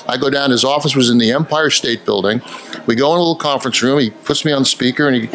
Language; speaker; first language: English; native; English